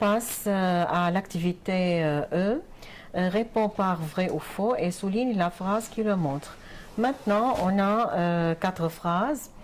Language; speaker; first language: French; non-native, fluent; Arabic